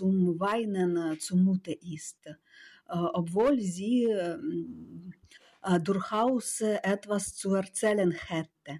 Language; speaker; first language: German; non-native, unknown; Ukrainian